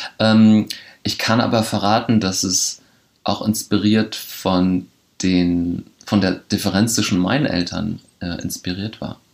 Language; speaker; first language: German; early bilingual, other home language; Polish